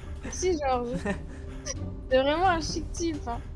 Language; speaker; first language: French; native; French